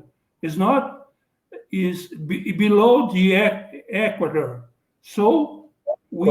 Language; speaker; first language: English; non-native, learner; Portuguese